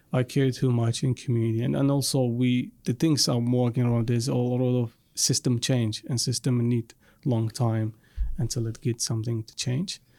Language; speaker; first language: English; non-native, fluent; Arabic